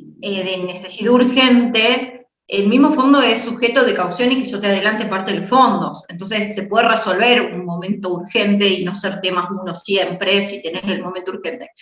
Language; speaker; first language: Spanish; native; Spanish